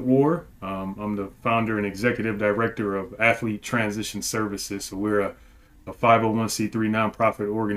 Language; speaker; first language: English; native; English